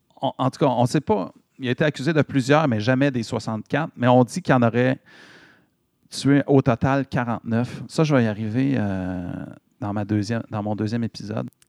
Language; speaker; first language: French; native; French